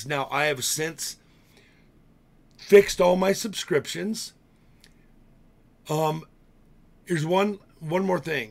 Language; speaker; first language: English; native; English